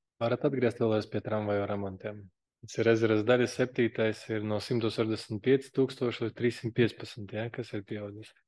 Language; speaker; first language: Latvian; non-native, local second language; Russian